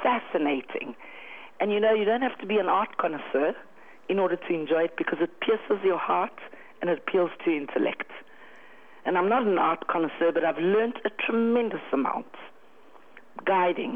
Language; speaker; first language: English; native; English